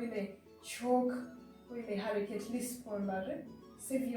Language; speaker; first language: Turkish; non-native, fluent; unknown